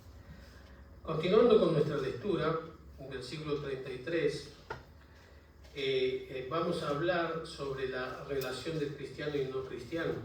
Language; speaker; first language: Spanish; native; Spanish